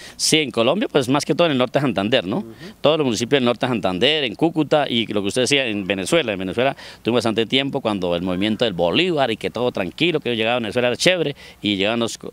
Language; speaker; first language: Spanish; native; Spanish